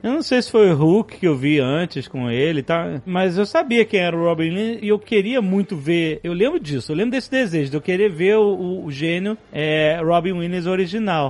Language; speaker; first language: Portuguese; native; Portuguese